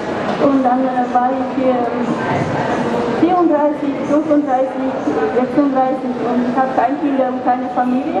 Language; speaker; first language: German; non-native, learner; Romanian